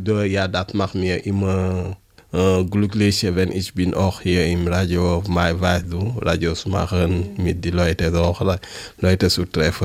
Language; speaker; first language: German; non-native, learner; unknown